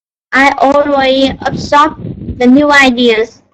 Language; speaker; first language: English; non-native, learner; Vietnamese